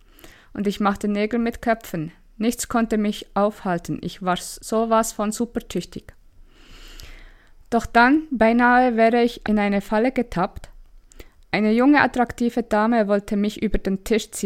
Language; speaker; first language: German; native; German